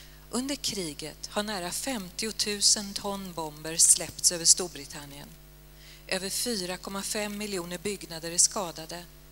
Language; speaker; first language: Swedish; native; Swedish